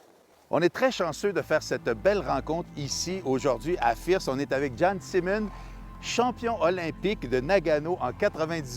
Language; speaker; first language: French; native; French